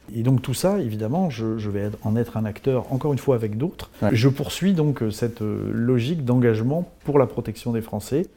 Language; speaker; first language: French; native; French